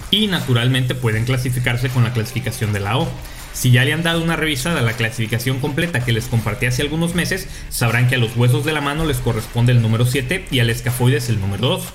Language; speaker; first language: Spanish; native; Spanish